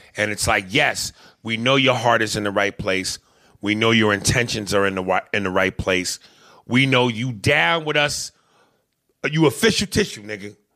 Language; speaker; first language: English; native; English